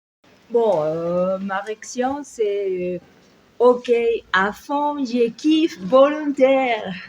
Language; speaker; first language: French; non-native, learner; Spanish